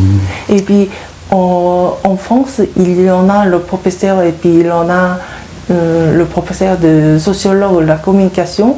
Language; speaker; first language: French; non-native, learner; Korean